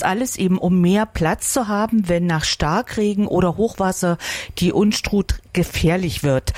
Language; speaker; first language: German; native; German